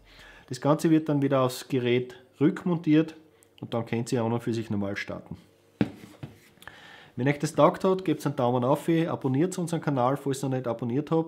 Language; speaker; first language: German; native; German